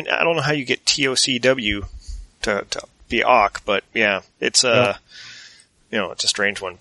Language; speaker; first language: English; native; English